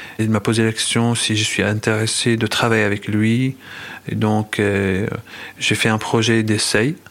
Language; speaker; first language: French; non-native, fluent; Arabic